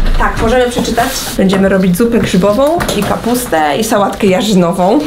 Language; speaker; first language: Polish; native; Polish